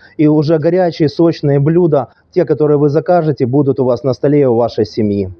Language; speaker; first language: Russian; native; Russian